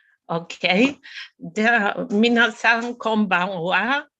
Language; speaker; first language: Japanese; non-native, learner; Bulgarian